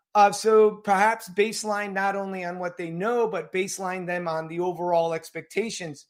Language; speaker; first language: English; native; English